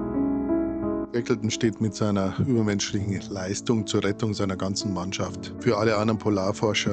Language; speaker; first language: German; native; German